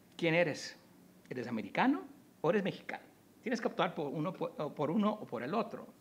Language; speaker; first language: Spanish; early bilingual, heritage; Spanish